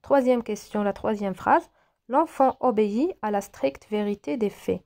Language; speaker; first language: French; non-native, local second language; Arabic